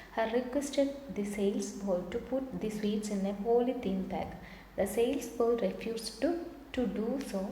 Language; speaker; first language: English; non-native, local second language; Malayalam